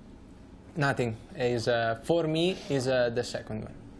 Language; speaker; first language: English; non-native, learner; Italian